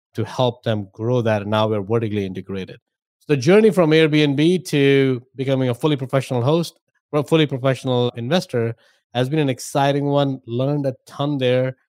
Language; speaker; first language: English; non-native, local second language; Hindi